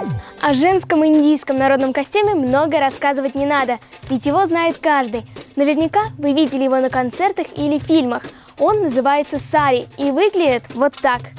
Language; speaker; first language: Russian; native; Russian